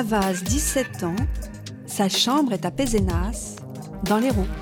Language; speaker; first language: French; native; French